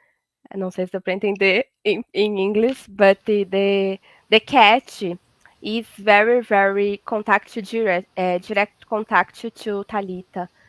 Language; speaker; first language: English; non-native, learner; Portuguese